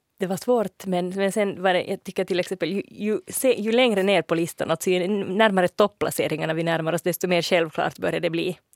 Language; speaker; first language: Swedish; native; Swedish